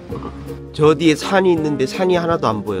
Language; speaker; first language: Korean; native; Korean